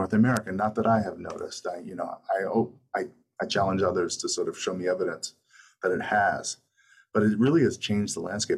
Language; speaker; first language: English; native; English